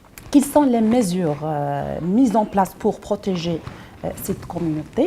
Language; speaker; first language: French; non-native, local second language; Arabic